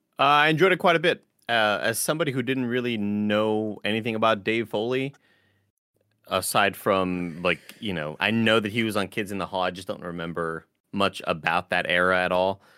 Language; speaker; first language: English; native; English